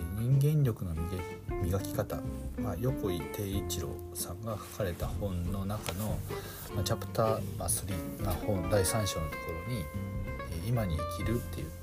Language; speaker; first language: Japanese; native; Japanese